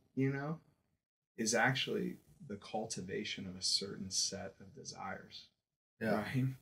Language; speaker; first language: English; native; English